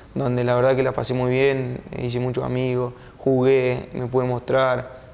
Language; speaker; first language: Spanish; native; Spanish